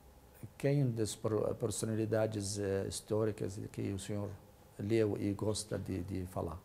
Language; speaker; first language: Portuguese; non-native, fluent; Arabic